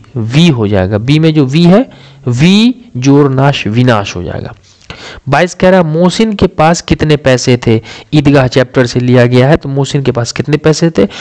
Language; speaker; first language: Hindi; native; Hindi